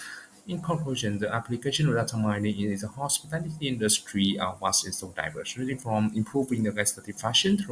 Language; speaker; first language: English; non-native, learner; Vietnamese